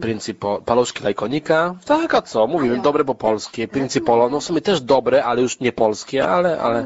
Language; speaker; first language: Polish; native; Polish